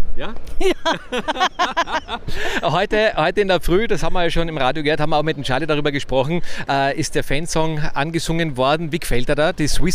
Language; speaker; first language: German; native; German